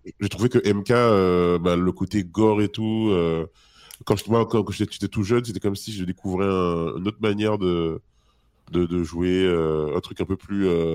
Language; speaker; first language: French; native; French